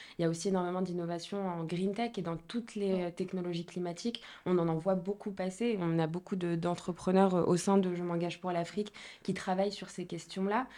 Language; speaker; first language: French; non-native, local second language; Arabic